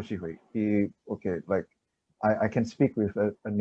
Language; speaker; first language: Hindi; non-native, learner; Chinese